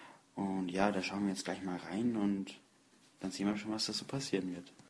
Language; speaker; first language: German; native; German